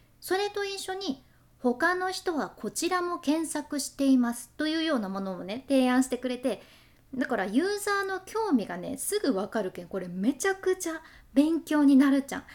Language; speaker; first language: Japanese; native; Japanese